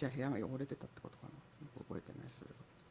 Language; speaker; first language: Japanese; native; Japanese